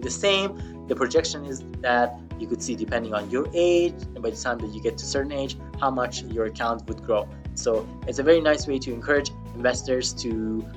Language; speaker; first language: English; non-native, fluent; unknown